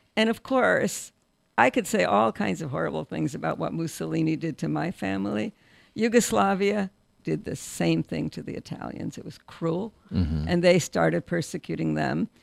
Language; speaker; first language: English; early bilingual, other home language; Russian